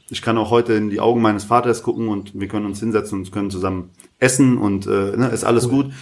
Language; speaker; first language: German; early bilingual, other home language; Turkish